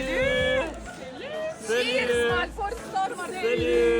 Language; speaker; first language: French; non-native, local second language; Arabic